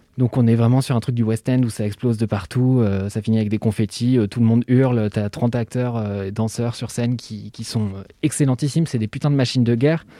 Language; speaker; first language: French; native; French